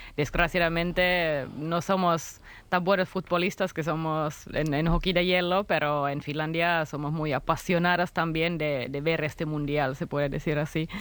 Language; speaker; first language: Spanish; non-native, fluent; Finnish